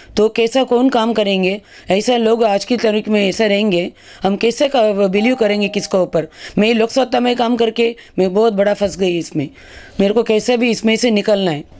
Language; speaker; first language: Hindi; non-native, local second language; Tamil